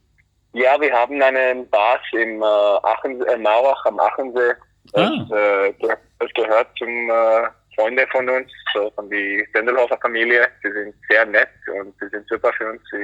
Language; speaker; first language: German; early bilingual, other home language; Greek